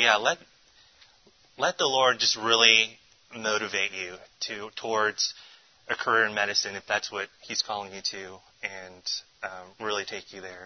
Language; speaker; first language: English; native; English